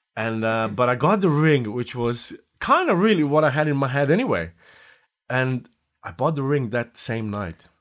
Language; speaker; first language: English; non-native, fluent; Slovenian